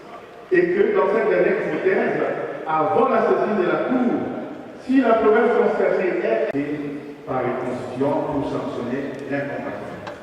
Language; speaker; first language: French; native; French